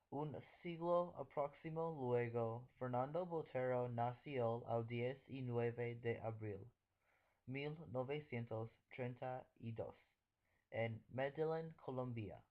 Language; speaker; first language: Spanish; non-native, learner; English